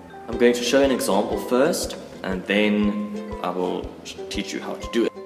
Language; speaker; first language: English; non-native, local second language; Afrikaans